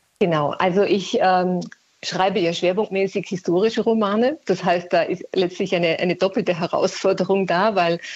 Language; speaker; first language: German; native; German